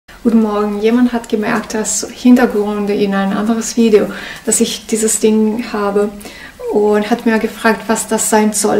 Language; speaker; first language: German; non-native, learner; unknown